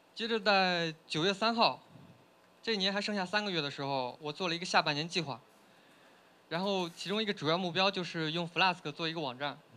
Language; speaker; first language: Chinese; native; Chinese